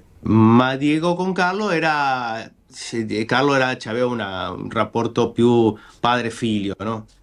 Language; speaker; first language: Italian; non-native, fluent; Spanish